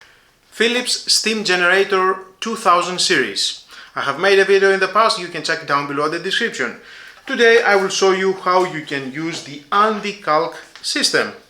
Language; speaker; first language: English; non-native, fluent; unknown